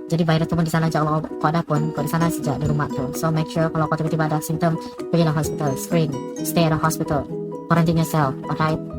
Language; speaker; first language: Malay; native; Malay